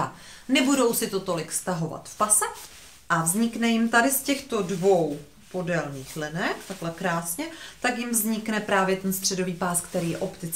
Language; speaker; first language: Czech; native; Czech